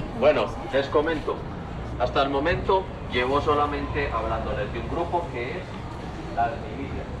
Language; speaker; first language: Spanish; non-native, learner; Turkish